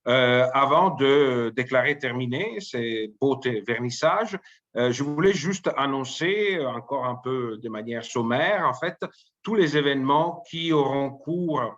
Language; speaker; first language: French; native; French